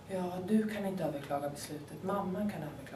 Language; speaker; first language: Swedish; native; Swedish